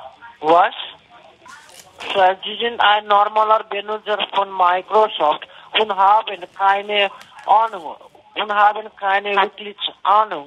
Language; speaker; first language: German; non-native, learner; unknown